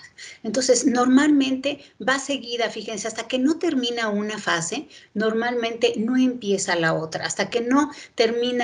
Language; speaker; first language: Spanish; native; Spanish